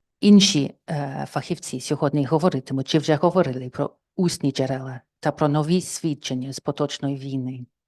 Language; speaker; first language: Ukrainian; non-native, fluent; English